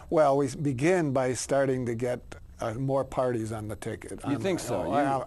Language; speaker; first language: English; native; English